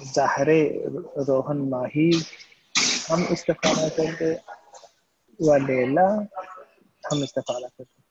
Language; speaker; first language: Persian; non-native, learner; Urdu